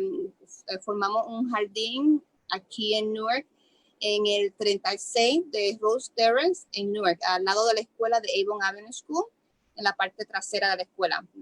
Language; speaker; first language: Spanish; early bilingual, other home language; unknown